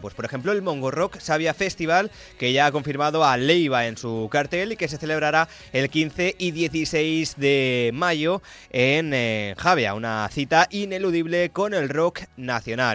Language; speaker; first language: Spanish; native; Spanish